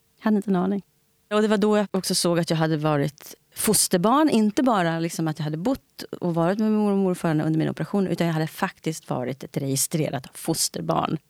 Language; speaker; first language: Swedish; native; Swedish